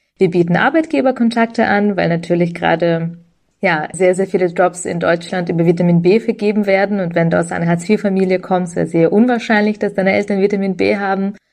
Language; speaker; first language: German; early bilingual, other home language; Russian